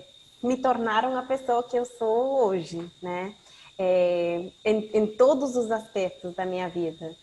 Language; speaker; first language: Portuguese; non-native, fluent; Spanish